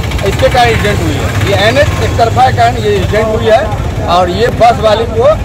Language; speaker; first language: Hindi; native; Hindi